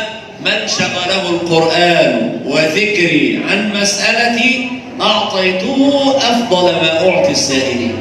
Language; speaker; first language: Arabic; native; Arabic